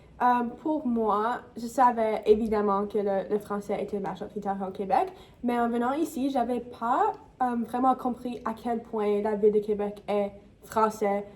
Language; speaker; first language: French; non-native, local second language; English